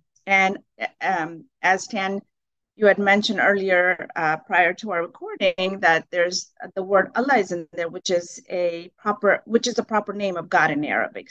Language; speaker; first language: English; native; English